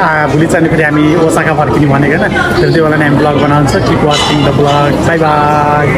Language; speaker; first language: Nepali; native; Nepali